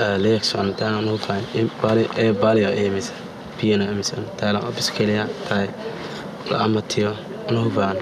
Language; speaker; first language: Finnish; non-native, learner; Somali